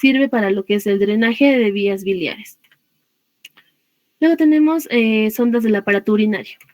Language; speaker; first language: Spanish; native; Spanish